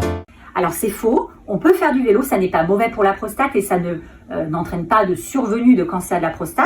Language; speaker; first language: French; native; French